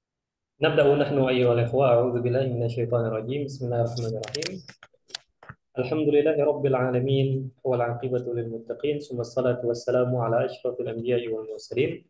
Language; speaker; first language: Arabic; non-native, fluent; Indonesian